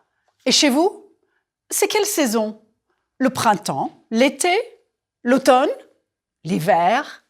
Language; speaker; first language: French; non-native, fluent; English